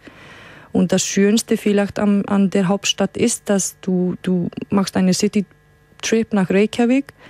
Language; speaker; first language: German; non-native, fluent; Icelandic